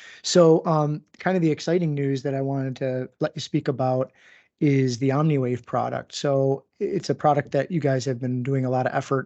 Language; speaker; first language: English; native; English